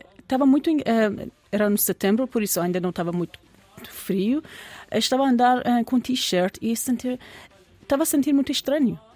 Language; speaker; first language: Portuguese; non-native, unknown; Persian